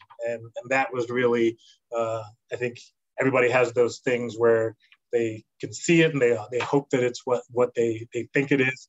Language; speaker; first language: English; native; English